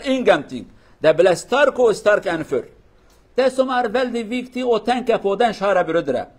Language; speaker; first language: Norwegian; non-native, fluent; Kurdish